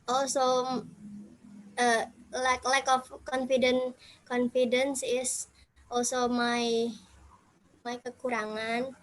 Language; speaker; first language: English; non-native, fluent; Indonesian